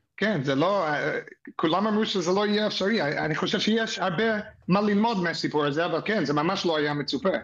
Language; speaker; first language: Hebrew; non-native, fluent; English